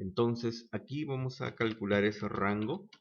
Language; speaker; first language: Spanish; native; Spanish